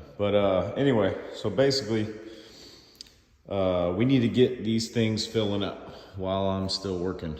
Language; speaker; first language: English; native; English